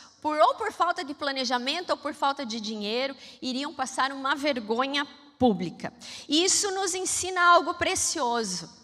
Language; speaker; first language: Portuguese; native; Portuguese